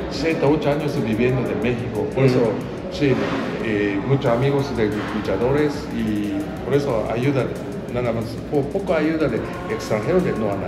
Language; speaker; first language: Spanish; non-native, learner; Japanese